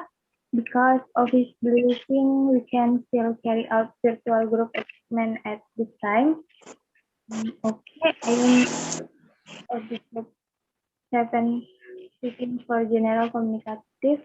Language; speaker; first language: English; non-native, learner; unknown